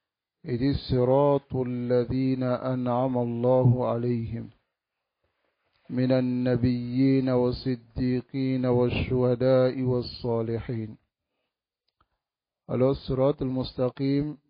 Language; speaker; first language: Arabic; non-native, fluent; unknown